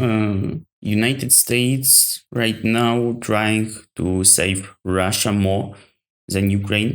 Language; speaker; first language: English; non-native, learner; Ukrainian